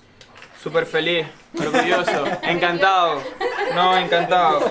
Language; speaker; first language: Spanish; native; Spanish